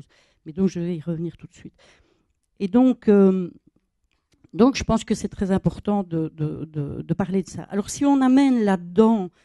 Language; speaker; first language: French; native; French